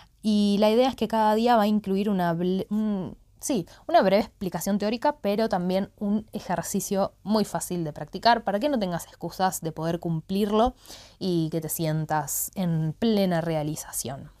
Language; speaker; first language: Spanish; native; Spanish